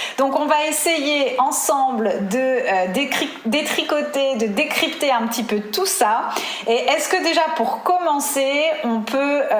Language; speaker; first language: French; native; French